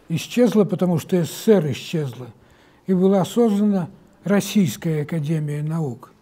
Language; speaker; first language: Russian; native; Russian